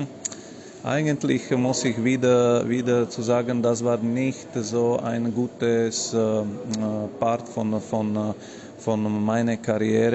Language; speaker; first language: German; non-native, fluent; Slovak